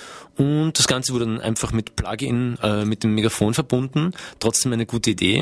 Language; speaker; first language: German; native; German